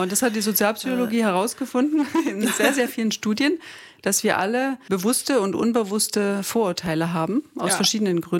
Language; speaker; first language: German; native; German